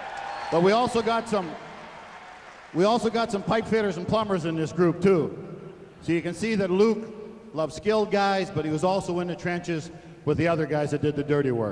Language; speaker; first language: English; native; English